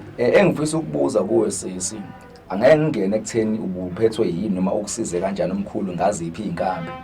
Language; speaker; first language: Zulu; native; Zulu